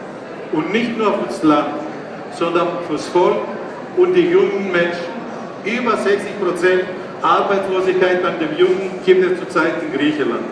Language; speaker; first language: German; non-native, fluent; Greek